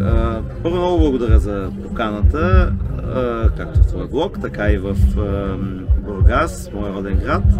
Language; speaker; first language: Bulgarian; native; Bulgarian